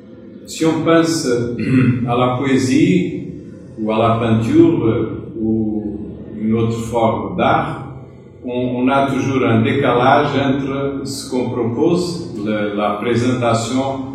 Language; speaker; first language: French; non-native, fluent; Portuguese